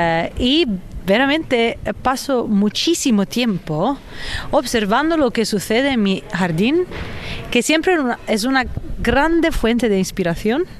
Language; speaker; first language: Spanish; non-native, fluent; Italian